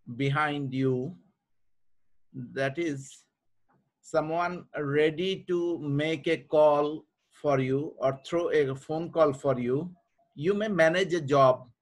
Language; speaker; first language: English; non-native, local second language; Bangla